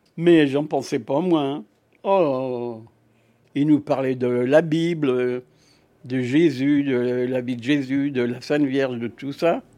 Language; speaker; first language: French; native; French